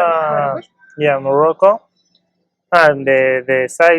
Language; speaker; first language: English; non-native, learner; Spanish